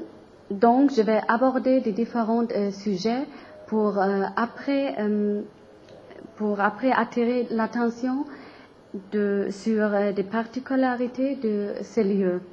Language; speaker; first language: French; non-native, learner; German